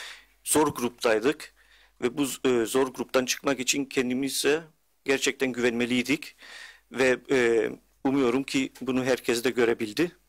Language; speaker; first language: Turkish; early bilingual, heritage; Turkish